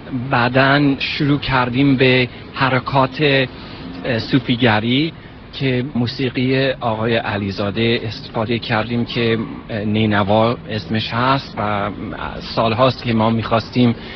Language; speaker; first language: Persian; non-native, fluent; English